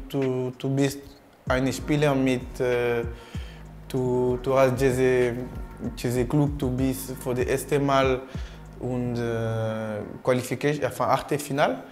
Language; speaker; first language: German; non-native, learner; French